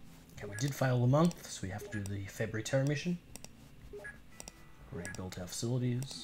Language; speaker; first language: English; native; English